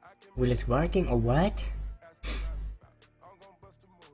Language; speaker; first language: English; non-native, learner; Swedish